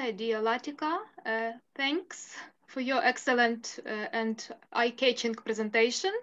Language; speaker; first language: English; non-native, fluent; Ukrainian